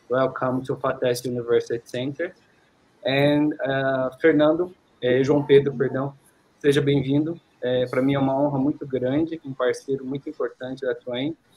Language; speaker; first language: Portuguese; native; Portuguese